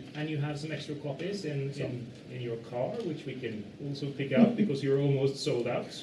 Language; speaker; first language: English; non-native, fluent; Norwegian